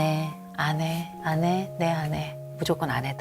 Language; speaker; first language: Korean; native; Korean